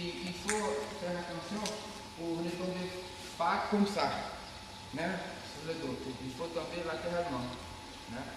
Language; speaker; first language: French; non-native, learner; Portuguese